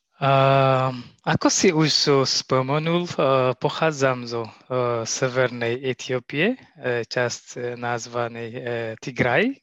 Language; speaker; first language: Slovak; non-native, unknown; Tigrinya